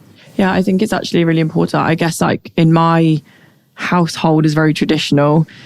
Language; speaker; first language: English; native; English